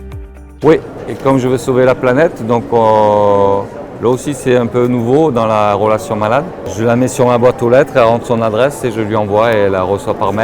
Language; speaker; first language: French; native; French